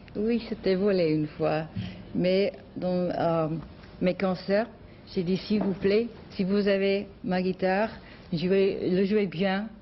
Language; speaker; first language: French; non-native, learner; English